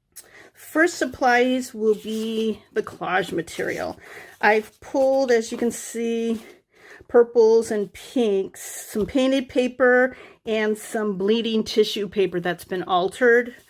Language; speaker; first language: English; native; English